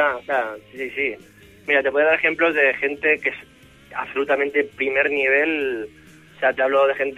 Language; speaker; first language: Spanish; native; Spanish